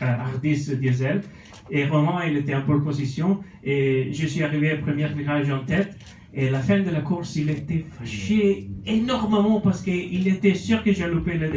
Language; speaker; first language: French; non-native, fluent; Italian